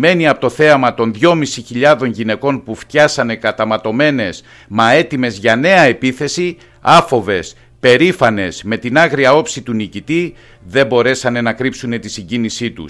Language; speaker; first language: Greek; native; Greek